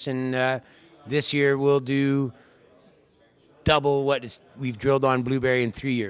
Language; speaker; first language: English; native; English